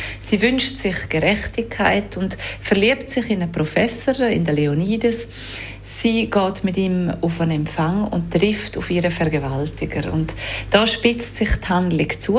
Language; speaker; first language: German; native; German